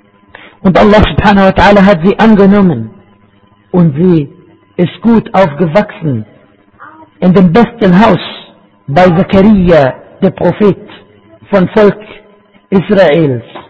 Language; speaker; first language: German; non-native, fluent; Arabic